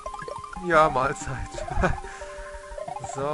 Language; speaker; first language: German; native; German